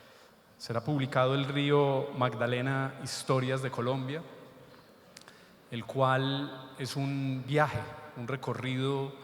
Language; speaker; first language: Spanish; native; Spanish